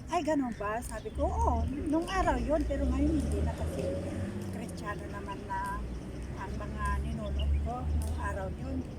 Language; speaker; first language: Filipino; non-native, local second language; Iloko